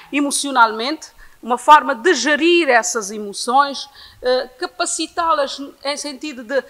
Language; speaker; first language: Portuguese; non-native, local second language; Kabuverdianu